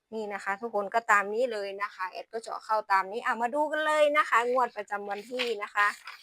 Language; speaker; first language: Thai; non-native, local second language; Lao